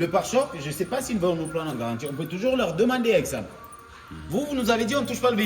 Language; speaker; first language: French; native; French